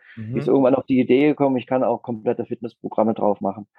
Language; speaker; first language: German; native; German